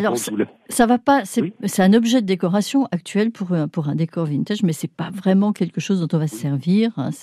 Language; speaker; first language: French; native; French